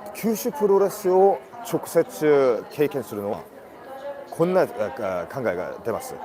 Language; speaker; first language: Japanese; non-native, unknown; Korean